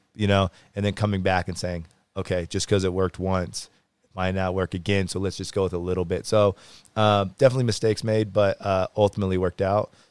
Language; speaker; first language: English; native; English